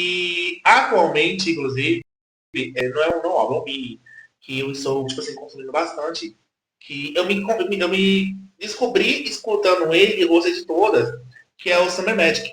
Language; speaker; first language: Portuguese; native; Portuguese